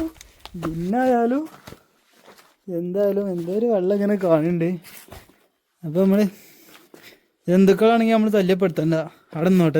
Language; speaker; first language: Malayalam; native; Malayalam